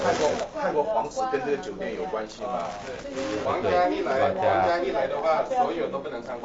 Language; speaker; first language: Chinese; native; Chinese